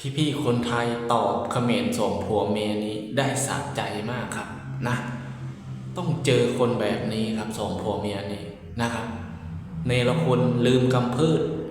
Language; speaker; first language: Thai; native; Thai